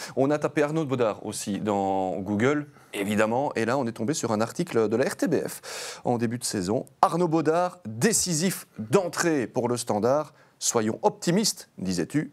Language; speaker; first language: French; native; French